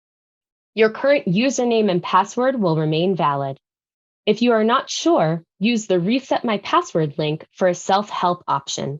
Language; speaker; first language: English; native; English